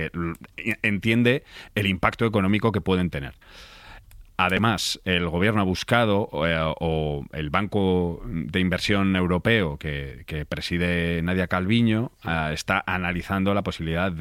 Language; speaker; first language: Spanish; native; Spanish